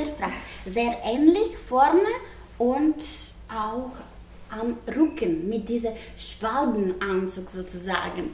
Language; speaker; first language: German; non-native, learner; Italian